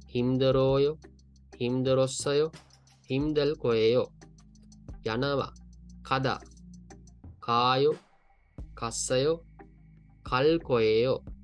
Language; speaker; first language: Korean; non-native, learner; Sinhala